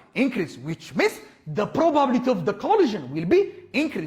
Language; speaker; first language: English; non-native, local second language; Amharic